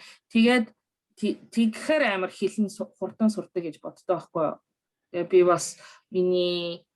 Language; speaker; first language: Mongolian; early bilingual, other home language; Korean